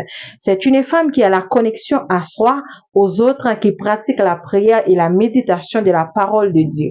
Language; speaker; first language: French; non-native, local second language; Haitian Creole